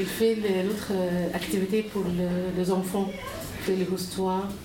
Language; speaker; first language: French; non-native, local second language; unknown